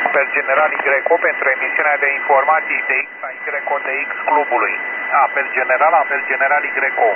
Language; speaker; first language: Romanian; native; Romanian